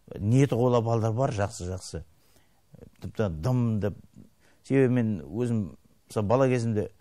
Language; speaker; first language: Kazakh; native; Kazakh